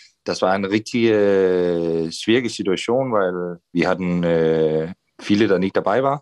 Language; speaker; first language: German; non-native, fluent; Danish